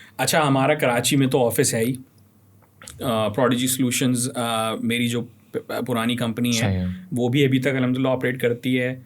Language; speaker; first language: Urdu; native; Urdu